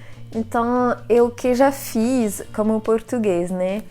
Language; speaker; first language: Portuguese; non-native, fluent; French